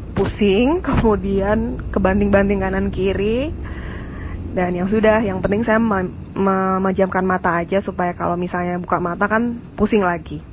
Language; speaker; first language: Indonesian; native; Indonesian